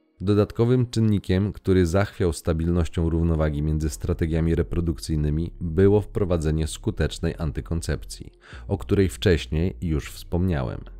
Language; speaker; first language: Polish; native; Polish